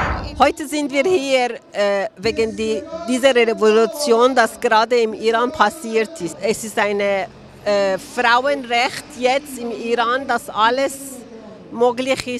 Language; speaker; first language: German; non-native, learner; Persian